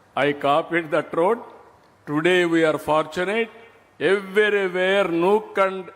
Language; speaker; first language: English; non-native, local second language; Telugu